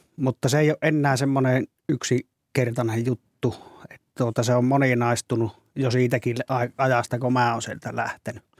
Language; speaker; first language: Finnish; native; Finnish